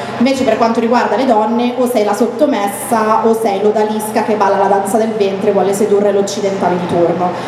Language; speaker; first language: Italian; early bilingual, other home language; Arabic